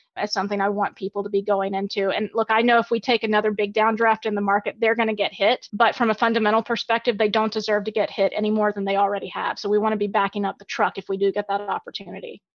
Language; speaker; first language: English; native; English